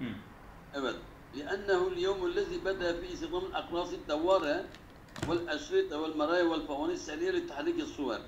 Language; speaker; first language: Arabic; non-native, learner; Turkish